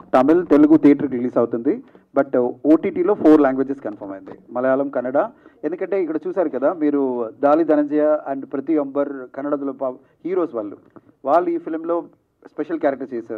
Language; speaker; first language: Telugu; non-native, fluent; Tamil